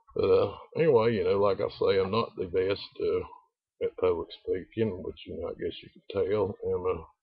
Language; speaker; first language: English; native; English